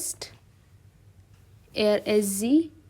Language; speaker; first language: German; non-native, learner; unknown